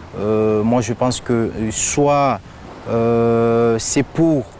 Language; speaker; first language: French; non-native, local second language; Comorian